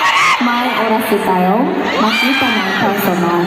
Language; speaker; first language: Filipino; non-native, learner; Korean